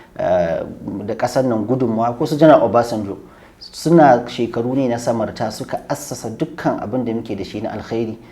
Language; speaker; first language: Hausa; native; Hausa